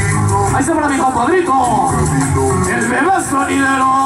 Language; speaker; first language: Spanish; native; Spanish